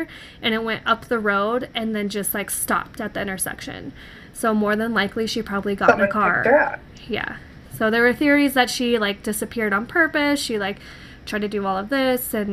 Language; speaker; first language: English; native; English